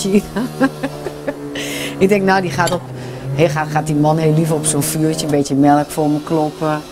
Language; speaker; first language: Dutch; native; Dutch